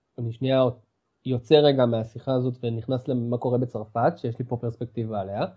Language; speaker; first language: Hebrew; native; Hebrew